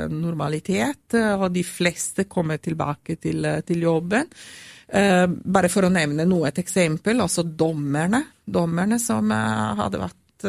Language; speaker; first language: Swedish; non-native, fluent; Italian